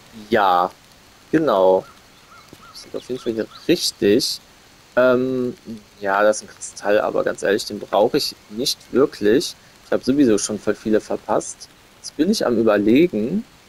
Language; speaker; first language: German; native; German